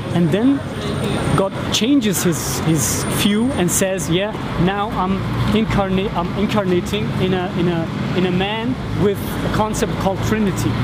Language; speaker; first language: English; non-native, fluent; German